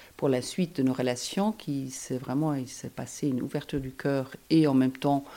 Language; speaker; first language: French; non-native, fluent; German